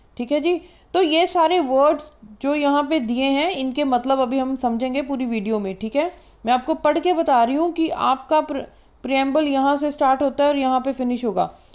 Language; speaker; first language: Hindi; non-native, local second language; Punjabi